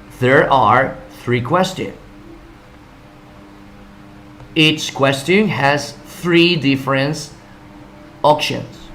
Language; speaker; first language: English; non-native, fluent; Spanish